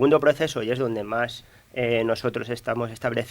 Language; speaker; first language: Spanish; native; Spanish